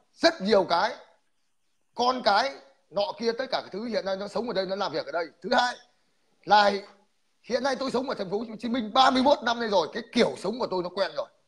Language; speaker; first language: Vietnamese; native; Vietnamese